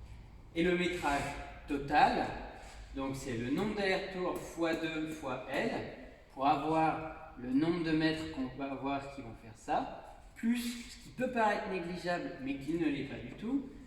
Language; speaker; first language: French; native; French